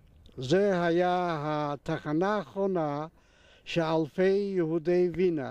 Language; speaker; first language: Hebrew; non-native, fluent; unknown